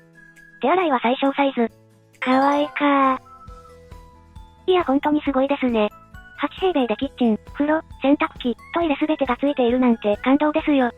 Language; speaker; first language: Japanese; native; Japanese